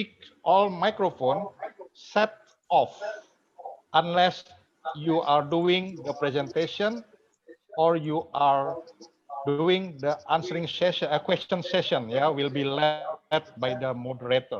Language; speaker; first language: English; non-native, fluent; Indonesian